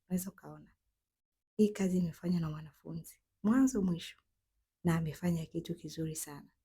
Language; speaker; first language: Swahili; native; Swahili